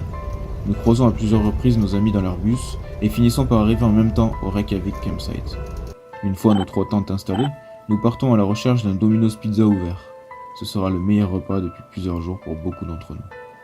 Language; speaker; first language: French; native; French